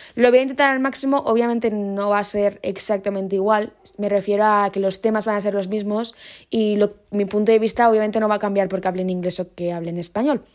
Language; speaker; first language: Spanish; native; Spanish